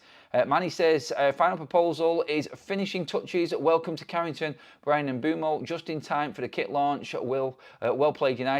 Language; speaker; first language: English; native; English